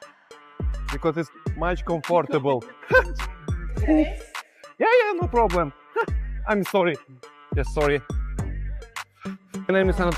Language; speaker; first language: English; non-native, learner; Russian